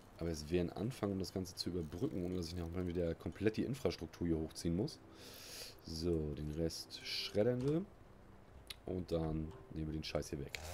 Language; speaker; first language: German; native; German